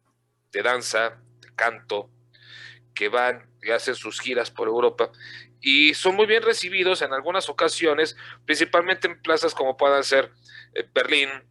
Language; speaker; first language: Spanish; native; Spanish